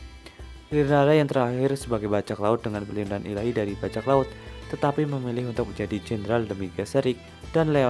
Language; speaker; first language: Indonesian; native; Indonesian